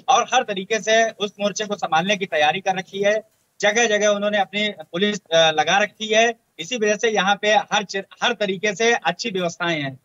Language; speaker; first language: Hindi; native; Hindi